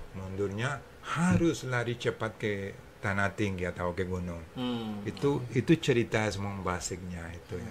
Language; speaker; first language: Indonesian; non-native, fluent; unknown